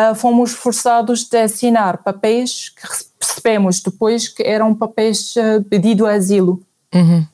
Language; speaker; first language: Portuguese; non-native, fluent; Arabic